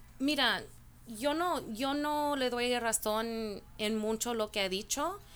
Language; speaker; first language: Spanish; early bilingual, heritage; Spanish